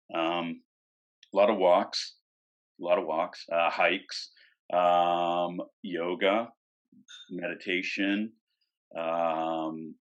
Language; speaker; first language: English; native; English